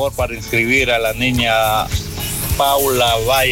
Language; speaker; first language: Spanish; native; Spanish